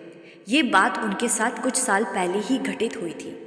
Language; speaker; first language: Hindi; native; Hindi